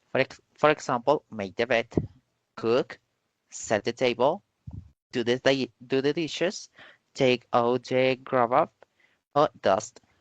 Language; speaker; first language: English; non-native, learner; Spanish